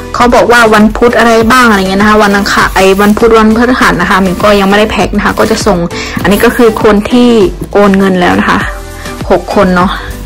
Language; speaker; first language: Thai; native; Thai